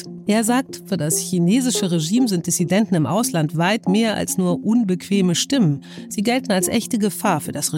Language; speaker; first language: German; native; German